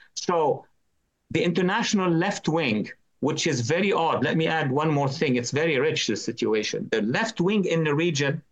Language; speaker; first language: English; non-native, fluent; Arabic